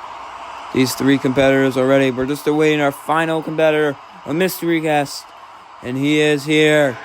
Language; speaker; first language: English; native; English